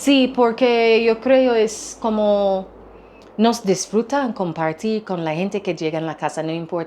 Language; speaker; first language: Spanish; non-native, learner; English